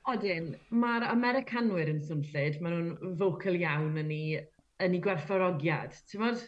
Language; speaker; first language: Welsh; native; Welsh